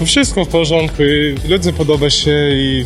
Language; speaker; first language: Polish; non-native, learner; Ukrainian